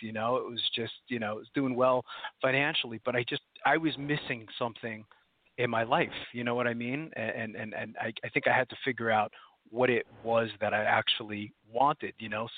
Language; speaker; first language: English; native; English